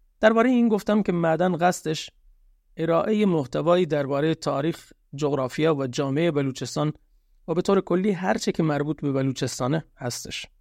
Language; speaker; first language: Persian; non-native, local second language; Baluchi